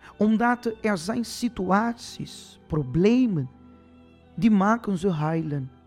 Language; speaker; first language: Dutch; non-native, fluent; Portuguese